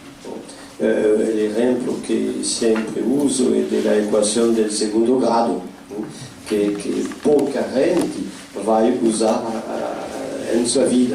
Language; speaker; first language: Spanish; non-native, fluent; French